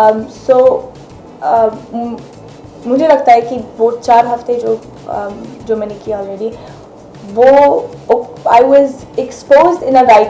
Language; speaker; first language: Hindi; non-native, fluent; English